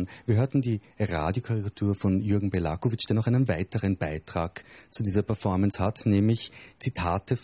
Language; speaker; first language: German; native; German